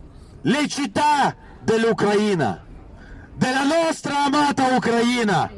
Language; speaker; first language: Italian; non-native, fluent; Ukrainian